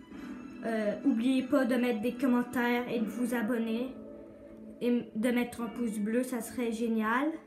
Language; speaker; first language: French; native; French